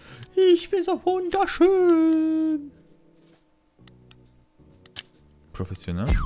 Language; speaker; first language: German; non-native, learner; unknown